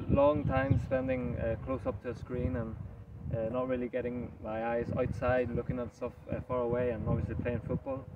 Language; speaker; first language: English; early bilingual, other home language; Spanish